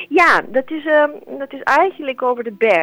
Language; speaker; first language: Dutch; non-native, fluent; Serbian